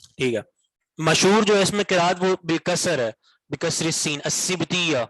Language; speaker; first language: Urdu; native; Urdu